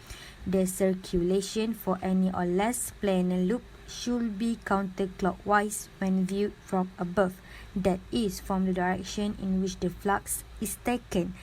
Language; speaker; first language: English; non-native, local second language; Malay